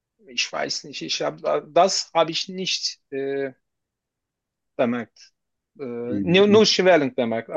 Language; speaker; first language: German; non-native, learner; Turkish